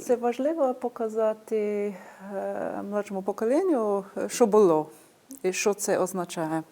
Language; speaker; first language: Ukrainian; non-native, fluent; English